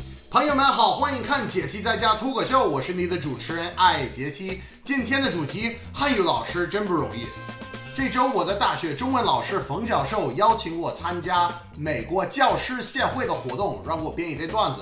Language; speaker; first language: Chinese; non-native, fluent; English